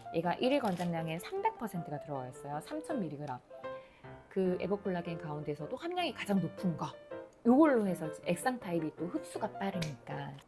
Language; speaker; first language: Korean; native; Korean